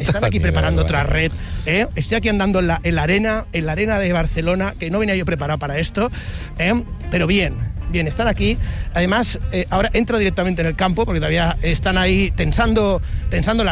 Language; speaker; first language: Spanish; native; Spanish